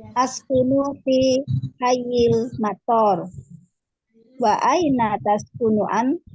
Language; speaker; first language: Arabic; non-native, learner; Indonesian